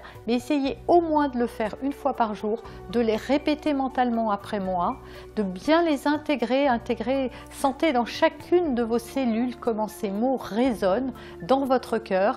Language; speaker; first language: French; native; French